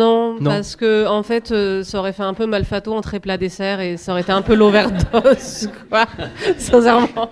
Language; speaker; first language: French; native; French